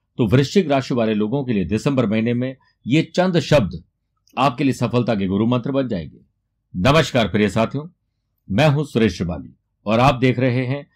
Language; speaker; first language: Hindi; native; Hindi